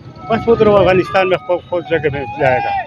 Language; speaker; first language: Hindi; non-native, learner; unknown